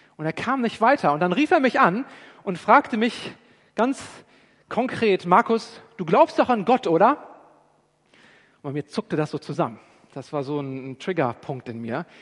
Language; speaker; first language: German; native; German